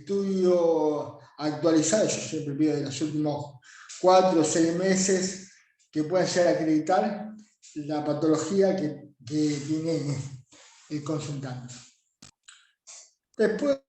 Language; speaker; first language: Spanish; native; Spanish